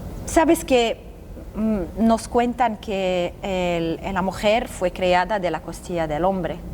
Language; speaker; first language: Spanish; non-native, fluent; Arabic